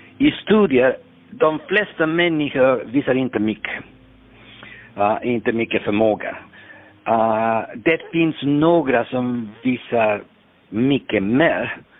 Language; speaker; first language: Swedish; non-native, fluent; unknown